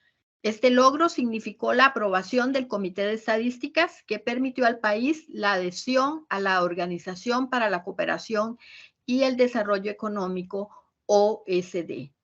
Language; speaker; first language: Spanish; native; Spanish